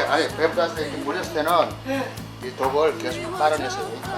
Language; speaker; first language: Korean; native; Korean